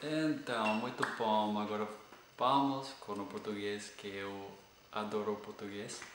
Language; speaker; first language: Portuguese; non-native, fluent; English